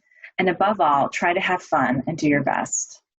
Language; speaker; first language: English; native; English